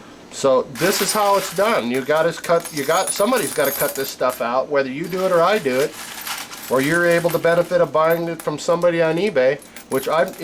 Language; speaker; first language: English; native; English